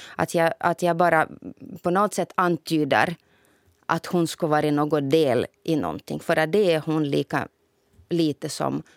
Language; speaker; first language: Swedish; non-native, fluent; Russian